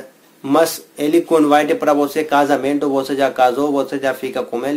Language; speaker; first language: Portuguese; non-native, learner; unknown